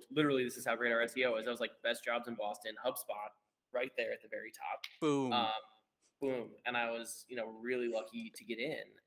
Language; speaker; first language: English; native; English